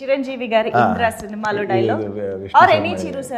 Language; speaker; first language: Telugu; native; Telugu